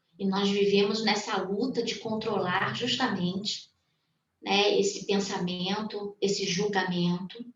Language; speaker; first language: Portuguese; native; Portuguese